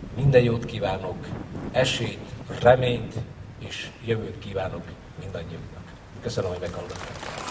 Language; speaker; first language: Hungarian; native; Hungarian